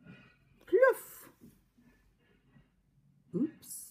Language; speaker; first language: French; non-native, fluent; English